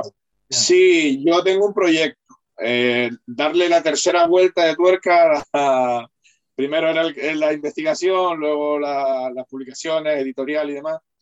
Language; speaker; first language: Spanish; native; Spanish